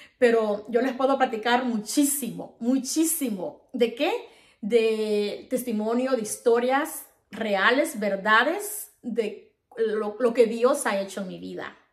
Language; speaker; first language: Spanish; native; Spanish